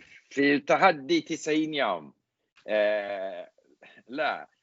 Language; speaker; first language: Arabic; non-native, learner; English